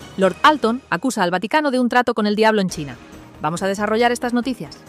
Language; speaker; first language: Spanish; native; Spanish